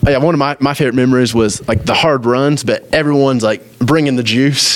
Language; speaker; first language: English; native; English